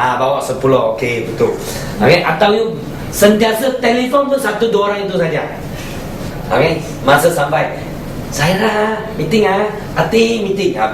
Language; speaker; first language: Malay; non-native, local second language; Chinese